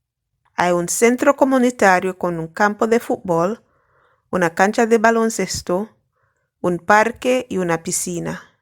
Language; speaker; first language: Spanish; non-native, fluent; English